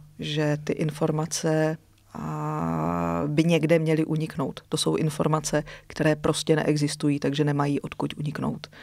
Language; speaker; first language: Czech; native; Czech